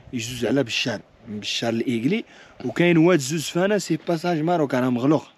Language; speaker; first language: French; non-native, local second language; Arabic